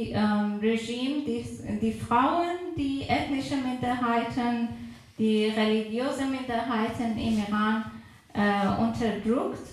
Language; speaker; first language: German; non-native, fluent; Persian